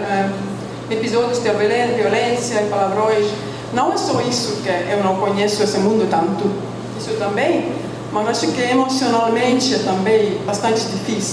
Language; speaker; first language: Portuguese; non-native, fluent; Estonian